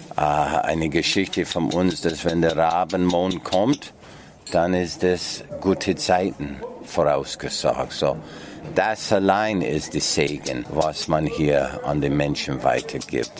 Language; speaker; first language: German; non-native, fluent; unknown